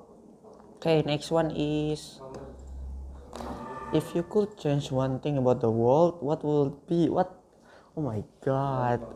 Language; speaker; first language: English; non-native, learner; Indonesian